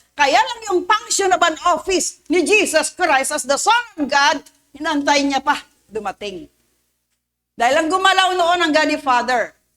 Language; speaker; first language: Filipino; non-native, local second language; Cebuano